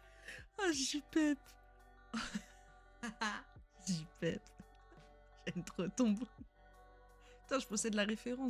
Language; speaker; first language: French; native; French